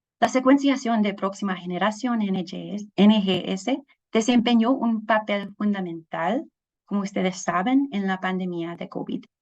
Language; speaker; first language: Spanish; non-native, fluent; English